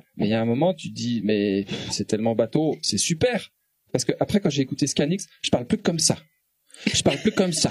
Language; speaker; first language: French; native; French